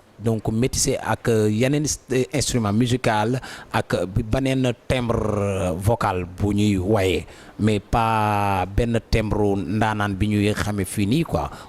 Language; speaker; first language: Wolof; native; Wolof